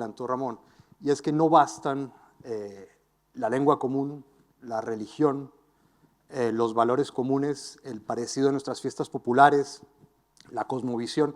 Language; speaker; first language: Spanish; native; Spanish